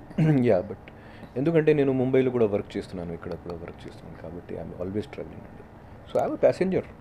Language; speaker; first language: Telugu; non-native, local second language; Hindi